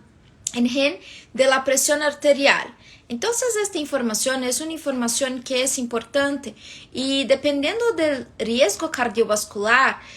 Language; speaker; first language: Spanish; non-native, fluent; Portuguese